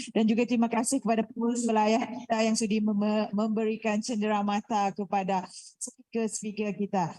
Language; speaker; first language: Malay; native; Malay